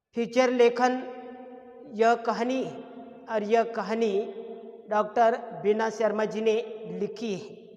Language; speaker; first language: Hindi; non-native, local second language; Marathi